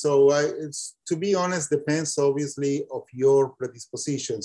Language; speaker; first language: English; non-native, fluent; Spanish